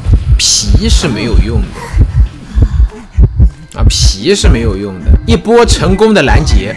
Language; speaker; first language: Chinese; native; Chinese